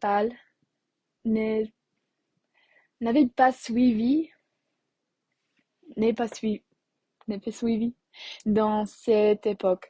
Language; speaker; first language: French; non-native, learner; English